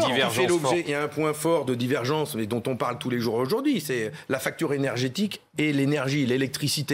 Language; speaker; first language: French; native; French